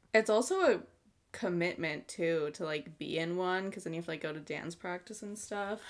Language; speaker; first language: English; early bilingual, other home language; Spanish